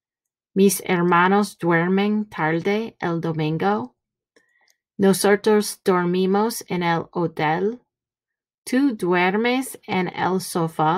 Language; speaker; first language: Spanish; non-native, fluent; English